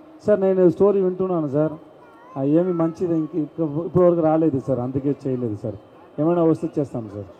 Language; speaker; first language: Telugu; non-native, learner; Tamil